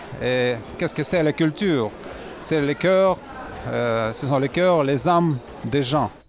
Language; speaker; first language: French; non-native, fluent; Russian